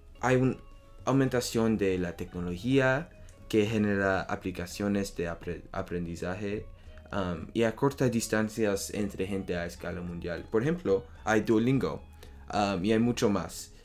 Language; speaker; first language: Spanish; non-native, learner; French